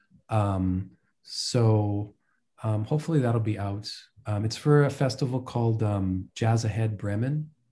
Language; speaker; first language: English; native; English